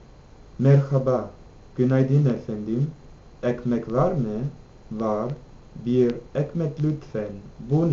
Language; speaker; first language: Turkish; non-native, learner; English